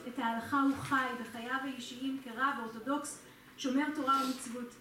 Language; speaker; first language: Hebrew; native; Hebrew